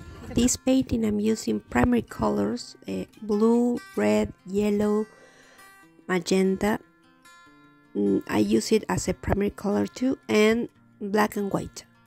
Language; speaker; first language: English; non-native, learner; Spanish